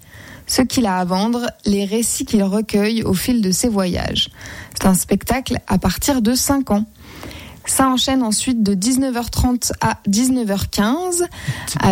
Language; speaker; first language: French; native; French